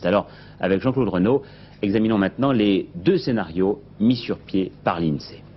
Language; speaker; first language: French; native; French